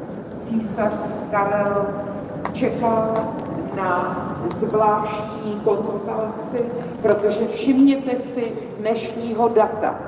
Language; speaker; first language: Czech; native; Czech